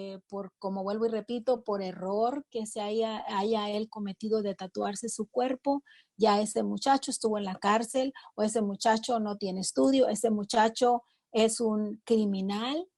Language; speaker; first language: Spanish; native; Spanish